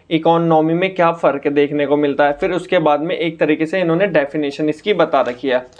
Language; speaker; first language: Hindi; native; Hindi